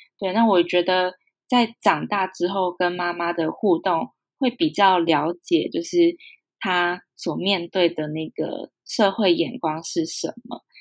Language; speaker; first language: Chinese; native; Chinese